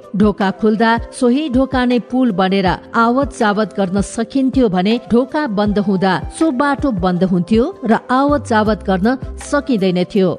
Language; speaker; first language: Nepali; native; Nepali